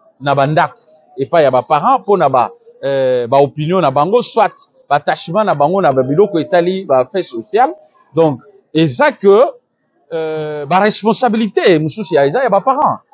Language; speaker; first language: Lingala; non-native, local second language; Kituba (Democratic Republic of Congo)